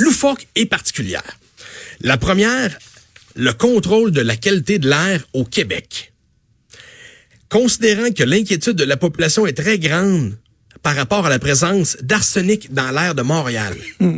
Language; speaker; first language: French; native; French